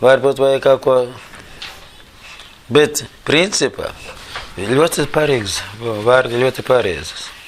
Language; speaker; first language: Latvian; non-native, learner; Russian